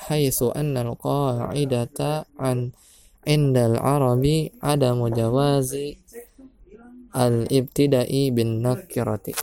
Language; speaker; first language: Arabic; non-native, fluent; Indonesian